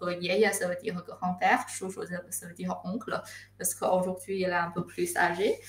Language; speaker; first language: French; non-native, fluent; Chinese